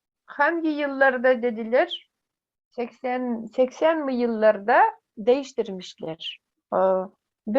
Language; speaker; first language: Turkish; non-native, fluent; Yakut